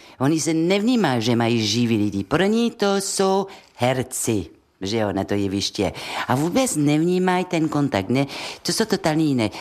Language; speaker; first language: Czech; non-native, fluent; French